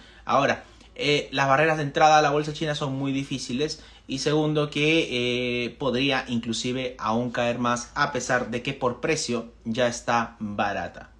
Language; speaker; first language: Spanish; native; Spanish